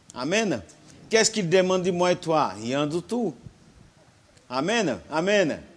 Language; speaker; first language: French; non-native, fluent; Portuguese